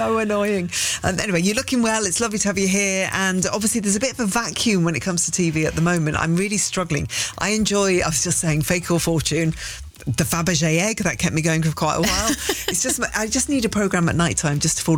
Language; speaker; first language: English; native; English